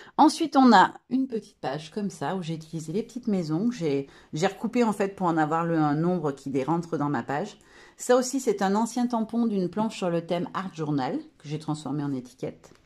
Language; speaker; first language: French; native; French